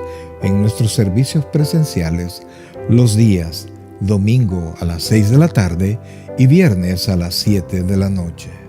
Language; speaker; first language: Spanish; native; Spanish